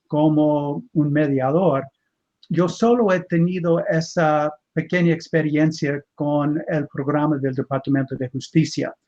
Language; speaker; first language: Spanish; non-native, fluent; English